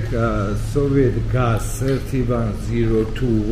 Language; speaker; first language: English; non-native, learner; Georgian